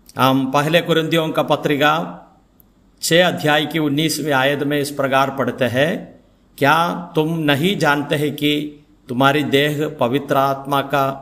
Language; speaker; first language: Hindi; non-native, local second language; Malayalam